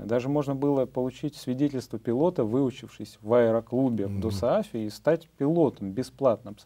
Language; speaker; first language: Russian; native; Russian